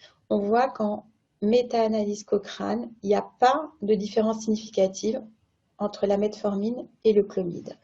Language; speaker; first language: French; native; French